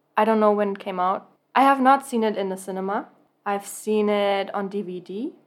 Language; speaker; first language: English; non-native, fluent; German